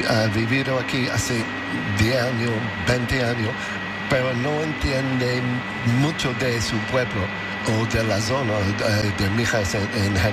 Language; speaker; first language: Spanish; non-native, learner; English